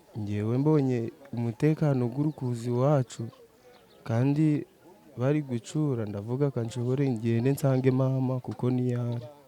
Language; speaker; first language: Kinyarwanda; early bilingual, heritage; Kinyarwanda